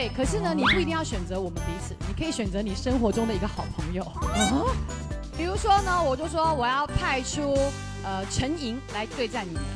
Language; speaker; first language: Chinese; native; Chinese